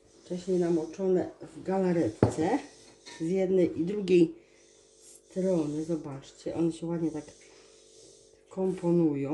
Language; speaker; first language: Polish; native; Polish